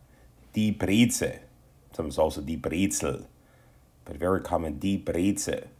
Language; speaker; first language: German; non-native, fluent; English